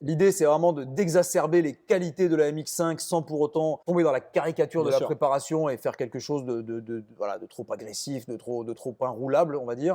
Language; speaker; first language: French; native; French